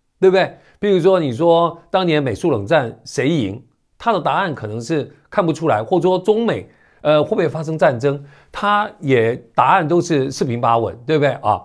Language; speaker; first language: Chinese; native; Chinese